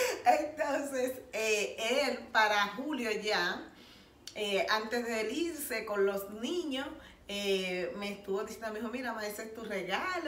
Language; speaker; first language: Spanish; native; Spanish